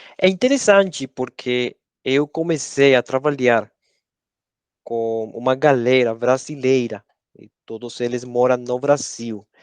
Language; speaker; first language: Portuguese; non-native, learner; Spanish